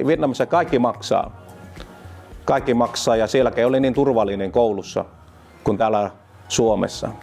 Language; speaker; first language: Finnish; early bilingual, other home language; Vietnamese